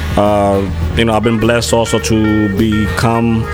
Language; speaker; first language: English; native; English